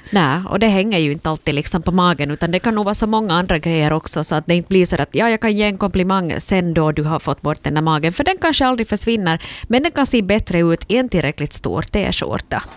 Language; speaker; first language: Swedish; native; Swedish